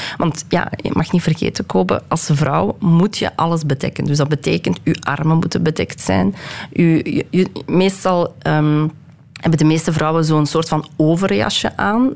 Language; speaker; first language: Dutch; early bilingual, other home language; Persian